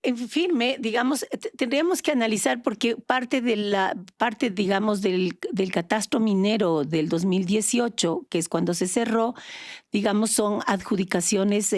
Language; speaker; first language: Spanish; native; Spanish